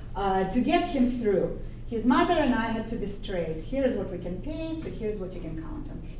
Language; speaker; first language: English; non-native, fluent; Ukrainian